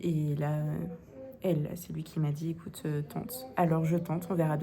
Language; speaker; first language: French; native; French